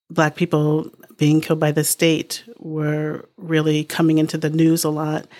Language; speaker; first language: English; native; English